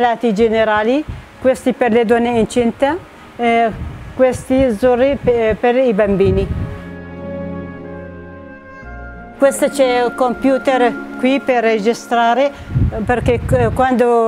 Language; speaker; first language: Italian; non-native, fluent; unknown